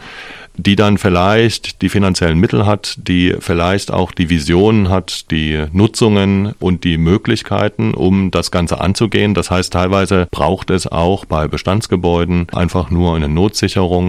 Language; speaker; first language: German; native; German